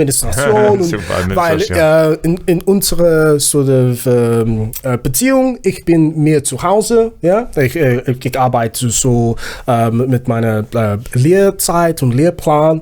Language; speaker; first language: German; non-native, learner; Zulu